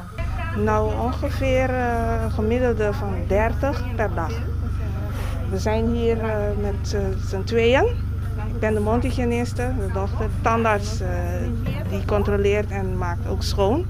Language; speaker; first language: Dutch; non-native, local second language; Papiamento